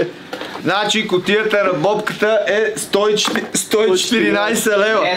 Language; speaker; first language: Bulgarian; native; Bulgarian